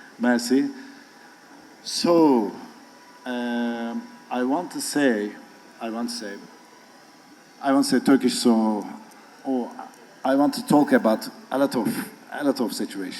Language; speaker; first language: English; non-native, learner; Turkish